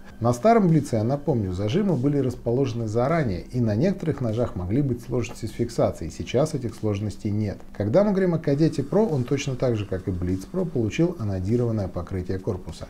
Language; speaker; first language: Russian; native; Russian